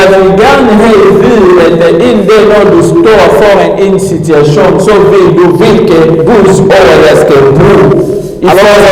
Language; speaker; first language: Swedish; non-native, learner; French